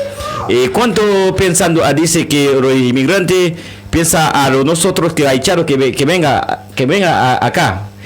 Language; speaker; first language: Spanish; non-native, learner; Haitian Creole